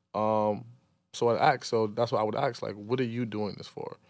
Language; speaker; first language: English; native; English